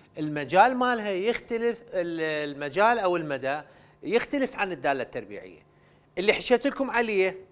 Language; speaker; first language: Arabic; non-native, local second language; Central Kurdish